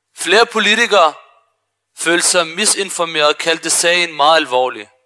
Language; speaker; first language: Danish; early bilingual, other home language; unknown